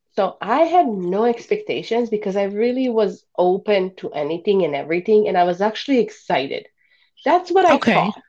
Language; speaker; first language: English; non-native, fluent; Bosnian